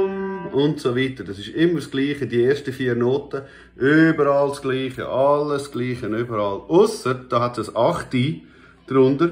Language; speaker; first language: German; native; German